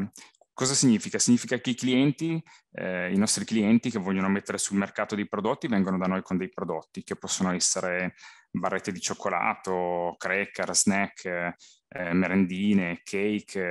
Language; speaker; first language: Italian; native; Italian